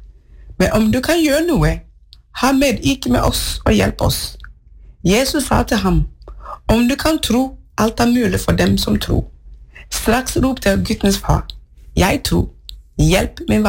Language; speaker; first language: Norwegian; non-native, fluent; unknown